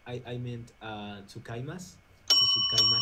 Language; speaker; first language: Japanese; non-native, learner; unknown